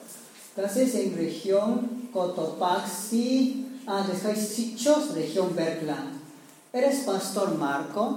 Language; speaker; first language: German; non-native, learner; Spanish